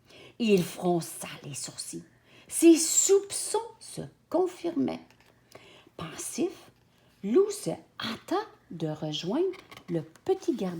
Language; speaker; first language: French; native; French